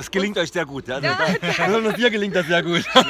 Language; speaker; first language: German; native; German